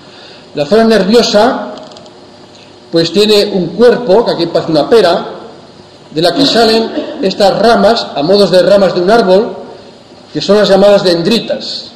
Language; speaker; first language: Spanish; native; Spanish